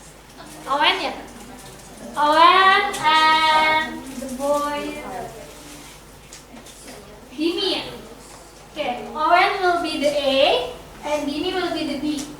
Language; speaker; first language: English; non-native, fluent; Indonesian